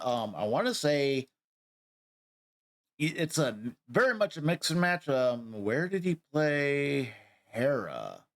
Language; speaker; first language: English; native; English